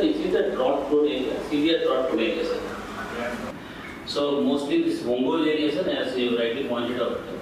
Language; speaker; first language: English; non-native, local second language; Telugu